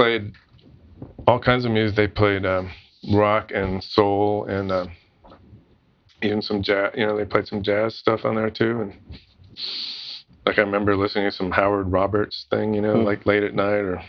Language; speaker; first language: English; native; English